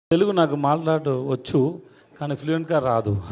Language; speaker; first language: Telugu; non-native, learner; Tamil